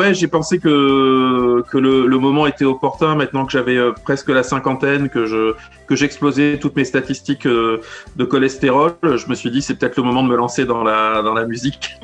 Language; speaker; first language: French; native; French